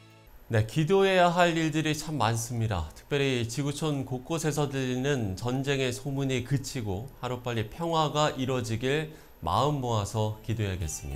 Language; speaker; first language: Korean; native; Korean